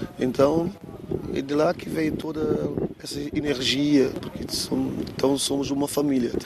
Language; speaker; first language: Portuguese; non-native, local second language; Kabuverdianu